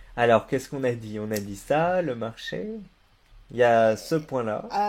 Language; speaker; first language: French; native; French